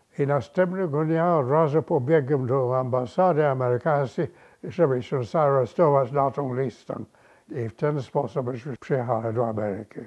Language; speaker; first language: Polish; early bilingual, other home language; English